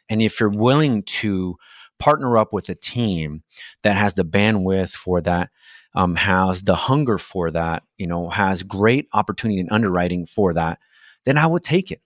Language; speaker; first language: English; non-native, fluent; Portuguese